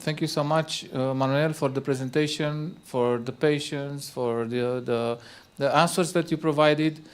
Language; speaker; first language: English; non-native, fluent; Romanian